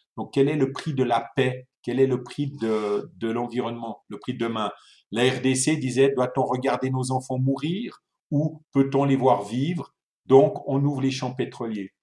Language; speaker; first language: French; early bilingual, other home language; Italian